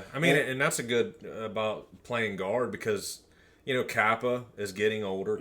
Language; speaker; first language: English; native; English